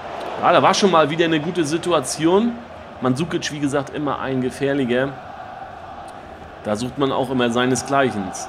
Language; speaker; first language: German; native; German